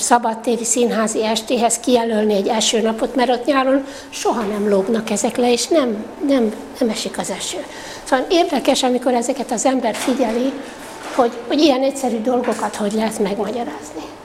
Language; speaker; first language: Hungarian; native; Hungarian